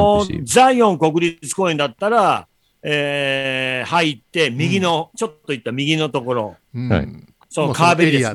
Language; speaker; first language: Japanese; native; Japanese